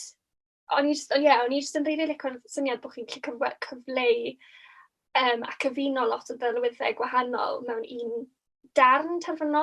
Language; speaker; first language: Welsh; native; Welsh